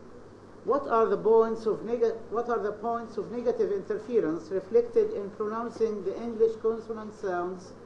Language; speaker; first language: English; non-native, fluent; Arabic